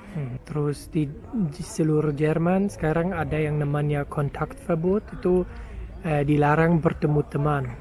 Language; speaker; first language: Indonesian; non-native, fluent; German